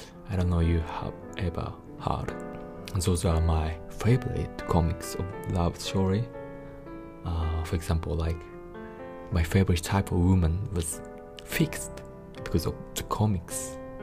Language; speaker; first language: English; non-native, fluent; Japanese